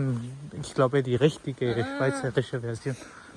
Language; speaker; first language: German; non-native, fluent; Spanish